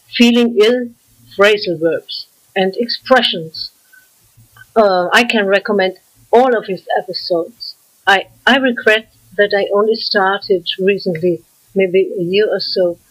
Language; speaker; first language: English; non-native, fluent; German